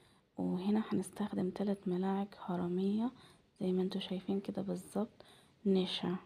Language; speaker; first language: Arabic; native; Arabic